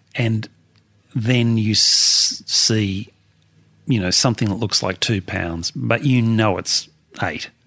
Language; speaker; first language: English; native; English